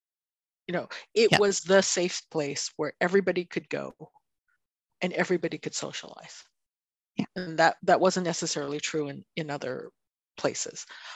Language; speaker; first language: English; non-native, fluent; Chinese